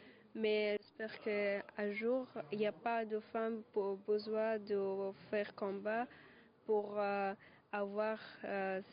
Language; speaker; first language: French; non-native, learner; Persian